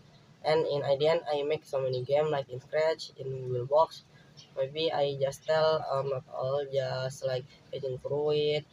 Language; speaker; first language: English; non-native, learner; Indonesian